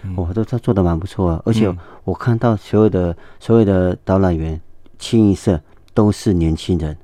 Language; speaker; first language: Chinese; non-native, local second language; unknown